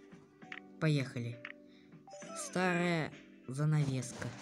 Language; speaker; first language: Russian; native; Russian